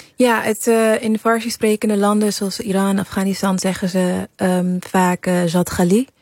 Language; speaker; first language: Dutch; early bilingual, other home language; English